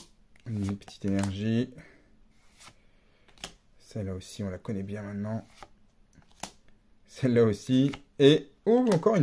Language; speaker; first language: French; native; French